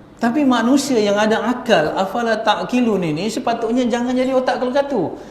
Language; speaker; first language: Malay; native; Malay